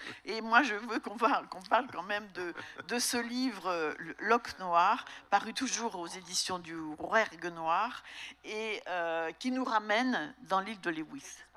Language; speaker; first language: French; native; French